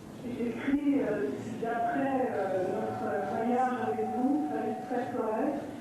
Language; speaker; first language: French; non-native, fluent; Russian